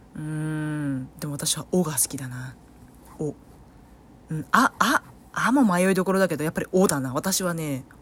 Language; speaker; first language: Japanese; early bilingual, other home language; Vietnamese